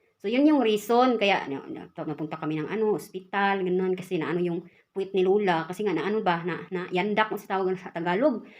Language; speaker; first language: Filipino; non-native, local second language; Cebuano